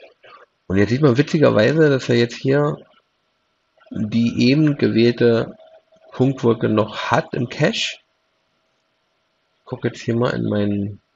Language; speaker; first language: German; native; German